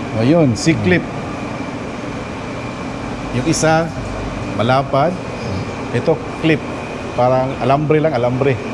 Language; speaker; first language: Filipino; non-native, local second language; Cebuano